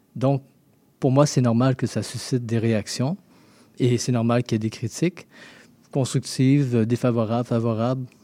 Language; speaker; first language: French; native; French